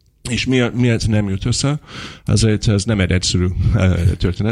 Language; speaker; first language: Hungarian; non-native, fluent; English